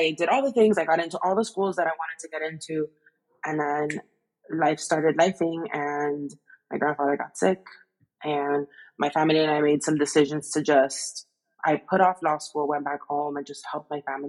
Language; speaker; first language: English; native; English